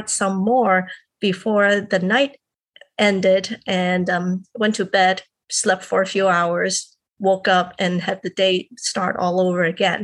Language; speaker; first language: English; non-native, local second language; Cantonese